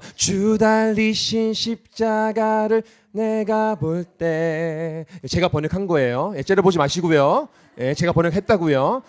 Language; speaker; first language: Korean; early bilingual, heritage; Korean